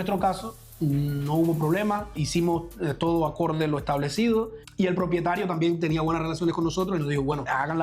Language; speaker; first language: Spanish; native; Spanish